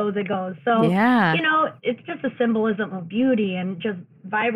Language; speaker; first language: English; native; English